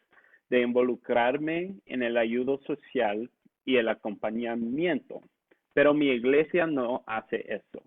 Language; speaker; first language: Spanish; non-native, local second language; English